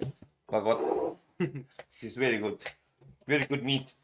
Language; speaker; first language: English; non-native, learner; Thai